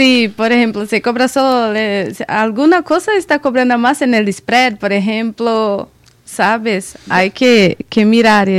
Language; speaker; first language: Spanish; non-native, learner; Portuguese